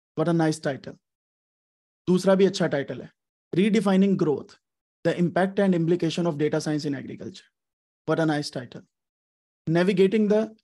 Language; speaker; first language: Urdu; native; Urdu